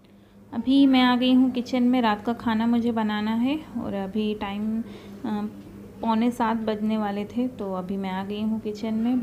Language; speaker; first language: Hindi; native; Hindi